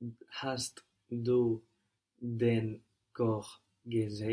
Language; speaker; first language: German; non-native, learner; English